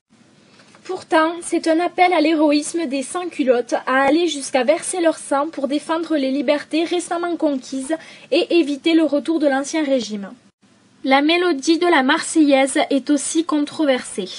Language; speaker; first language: French; native; French